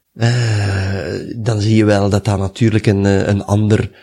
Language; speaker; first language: Dutch; native; Dutch